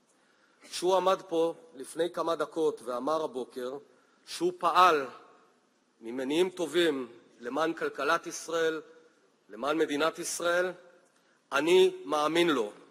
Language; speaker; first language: Hebrew; native; Hebrew